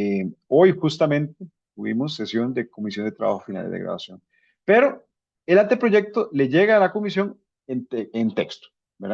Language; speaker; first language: Spanish; native; Spanish